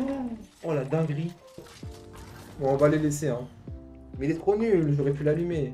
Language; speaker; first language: French; native; French